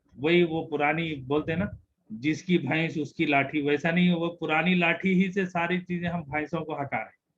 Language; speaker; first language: Urdu; native; Urdu